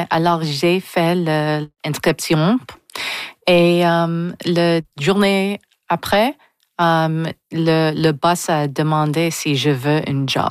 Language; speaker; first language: French; non-native, local second language; English